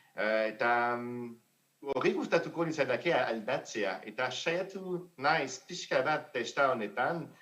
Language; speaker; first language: Basque; non-native, fluent; French